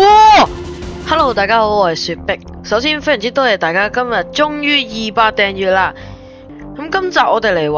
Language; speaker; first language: Chinese; native; Chinese